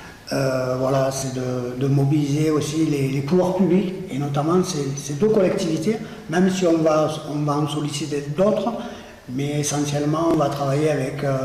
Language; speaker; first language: French; native; French